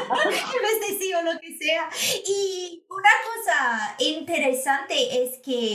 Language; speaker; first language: Spanish; non-native, fluent; English